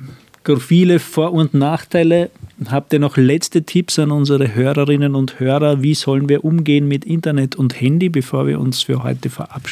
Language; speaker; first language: German; native; German